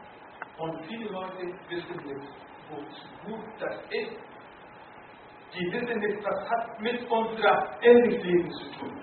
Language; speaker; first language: German; non-native, fluent; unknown